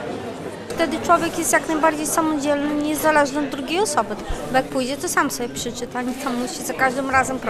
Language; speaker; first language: Polish; native; Polish